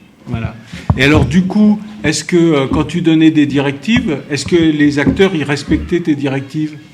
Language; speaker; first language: French; native; French